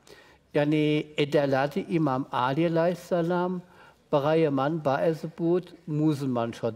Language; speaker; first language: Persian; non-native, learner; German